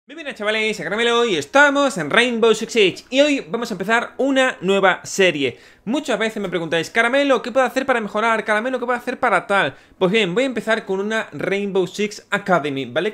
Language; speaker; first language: Spanish; native; Spanish